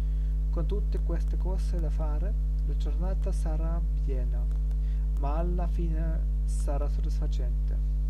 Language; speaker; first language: Italian; non-native, learner; German